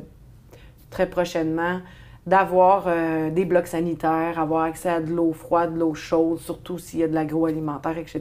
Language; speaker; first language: French; native; French